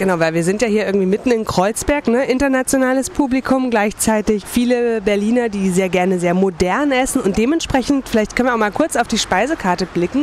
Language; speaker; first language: German; native; German